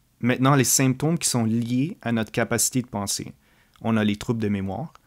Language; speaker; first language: French; native; French